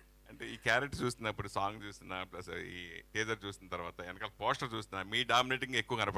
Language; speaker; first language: Telugu; native; Telugu